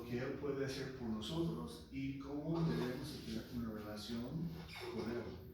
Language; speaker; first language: Spanish; non-native, local second language; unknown